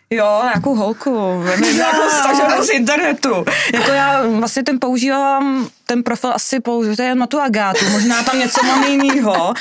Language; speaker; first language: Czech; native; Czech